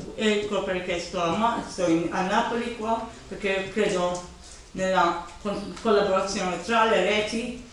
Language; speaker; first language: Italian; non-native, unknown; Maltese